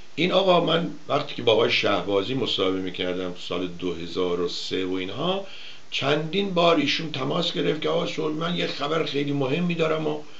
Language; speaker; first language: Persian; native; Persian